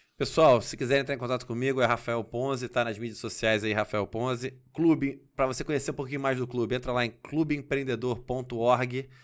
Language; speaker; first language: Portuguese; native; Portuguese